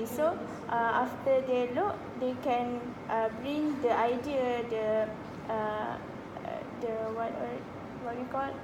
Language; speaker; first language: English; non-native, local second language; Malay